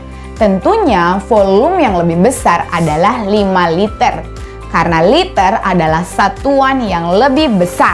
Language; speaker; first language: Indonesian; native; Indonesian